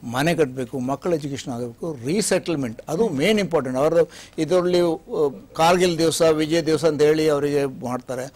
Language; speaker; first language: Kannada; non-native, local second language; Kodava